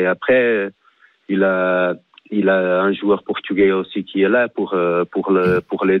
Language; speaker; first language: French; non-native, fluent; Portuguese